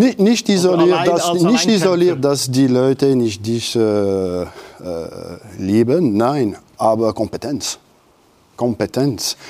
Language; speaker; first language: German; non-native, local second language; French